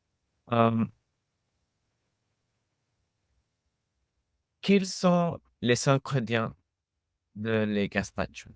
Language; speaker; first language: French; non-native, learner; English